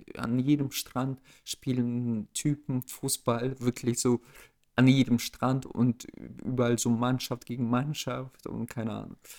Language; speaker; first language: German; early bilingual, other home language; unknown